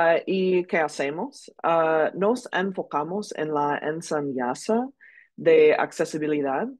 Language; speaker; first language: Spanish; non-native, learner; English